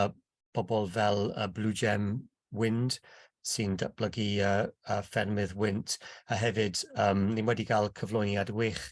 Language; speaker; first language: Welsh; non-native, local second language; English